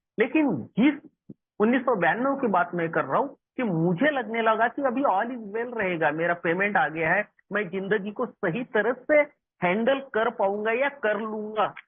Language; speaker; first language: Hindi; non-native, local second language; Marathi